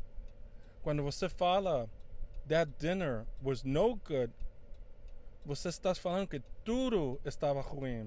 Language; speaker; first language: Portuguese; non-native, fluent; Spanish